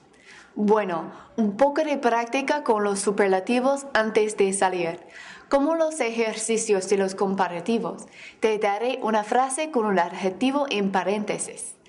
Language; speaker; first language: Spanish; non-native, fluent; English